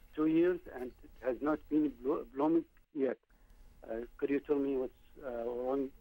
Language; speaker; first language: English; native; English